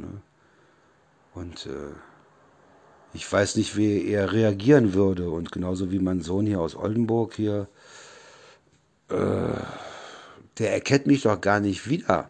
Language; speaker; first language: German; native; German